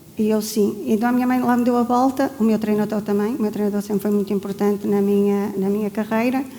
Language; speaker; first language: Portuguese; native; Portuguese